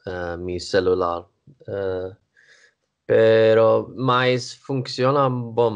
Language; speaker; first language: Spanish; non-native, learner; Swedish